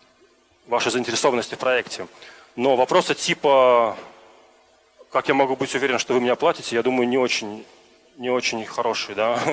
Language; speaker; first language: Russian; native; Russian